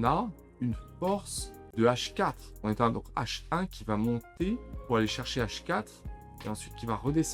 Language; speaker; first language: French; native; French